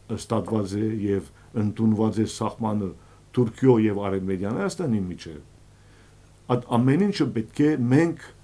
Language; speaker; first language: Armenian; early bilingual, heritage; Armenian